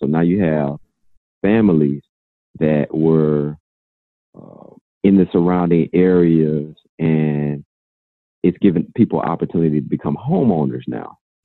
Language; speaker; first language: English; native; English